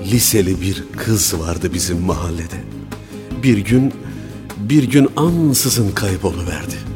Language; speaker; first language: Turkish; native; Turkish